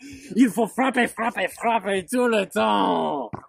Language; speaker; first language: French; non-native, learner; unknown